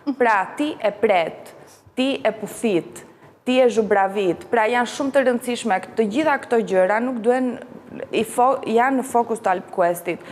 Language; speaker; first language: Albanian; native; Albanian